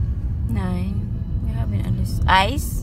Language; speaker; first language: German; non-native, learner; Filipino